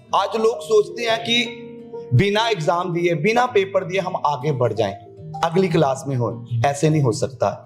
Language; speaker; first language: Hindi; non-native, local second language; Punjabi